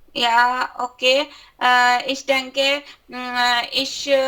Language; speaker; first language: German; non-native, learner; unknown